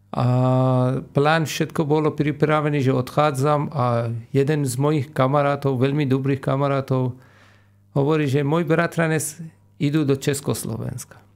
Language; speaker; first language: Slovak; non-native, fluent; Persian